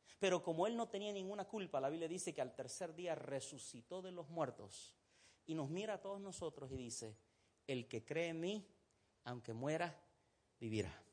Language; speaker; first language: Spanish; non-native, fluent; Arabic